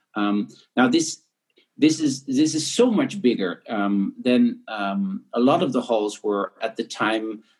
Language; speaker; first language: English; non-native, fluent; Dutch